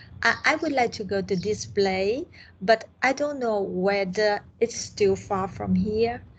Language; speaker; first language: English; non-native, learner; Vietnamese